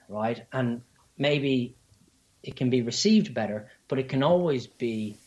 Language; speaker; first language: English; native; English